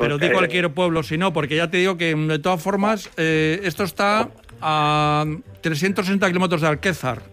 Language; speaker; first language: Spanish; native; Spanish